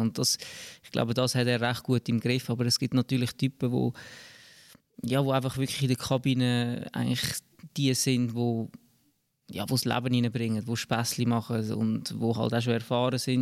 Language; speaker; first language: German; native; German